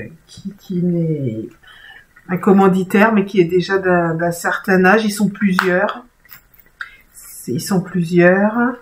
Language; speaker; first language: French; native; French